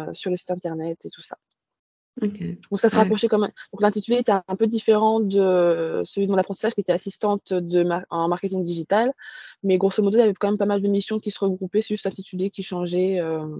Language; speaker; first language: French; native; French